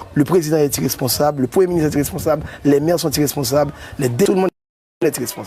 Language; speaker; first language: French; non-native, local second language; Haitian Creole